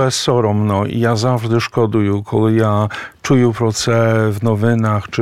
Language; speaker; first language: Ukrainian; non-native, fluent; Polish